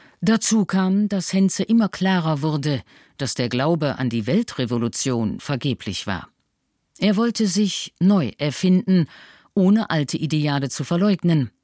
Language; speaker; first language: German; native; German